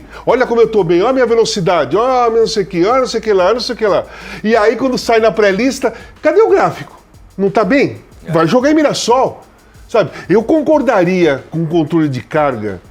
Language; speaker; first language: Portuguese; native; Portuguese